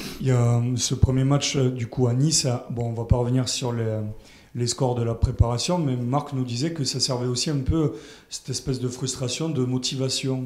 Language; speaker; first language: French; native; French